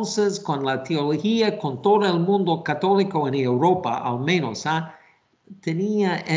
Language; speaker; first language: Spanish; non-native, fluent; English